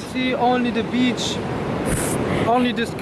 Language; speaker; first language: English; non-native, learner; German